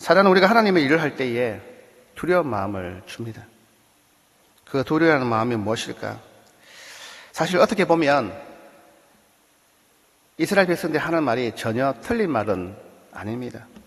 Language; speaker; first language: Korean; native; Korean